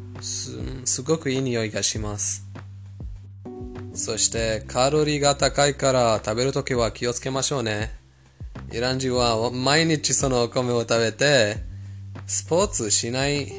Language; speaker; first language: Japanese; non-native, fluent; Persian